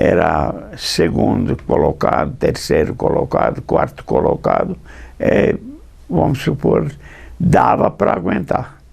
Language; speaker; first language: Portuguese; non-native, fluent; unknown